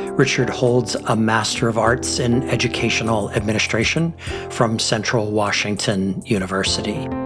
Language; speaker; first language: English; native; English